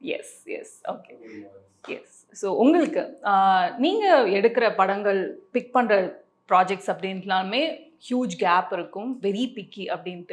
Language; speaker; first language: Tamil; native; Tamil